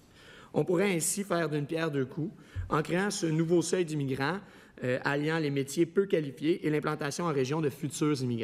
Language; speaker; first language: French; native; French